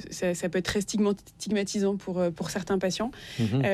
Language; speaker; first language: French; native; French